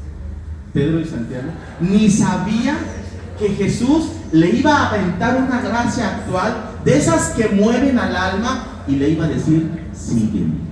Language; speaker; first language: Spanish; native; Spanish